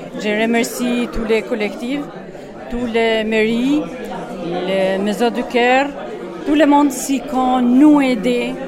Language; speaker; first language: French; non-native, learner; Albanian